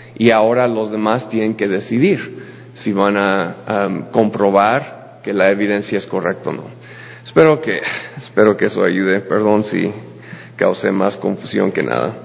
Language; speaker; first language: Spanish; non-native, fluent; English